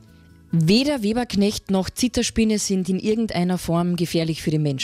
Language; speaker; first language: German; native; German